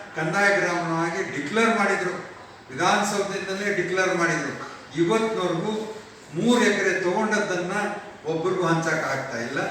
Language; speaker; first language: Kannada; non-native, local second language; Lambadi